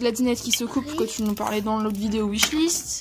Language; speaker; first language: French; native; French